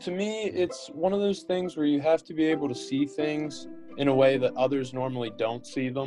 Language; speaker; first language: English; native; English